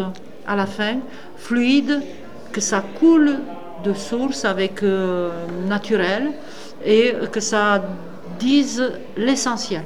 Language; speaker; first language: French; non-native, fluent; Romanian